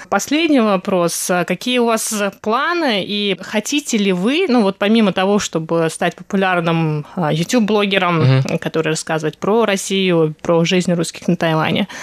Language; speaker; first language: Russian; native; Russian